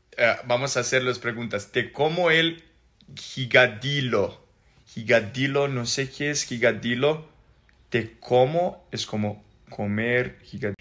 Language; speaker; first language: Spanish; non-native, learner; Serbian